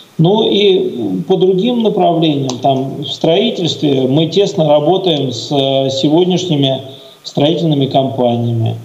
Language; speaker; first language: Russian; native; Russian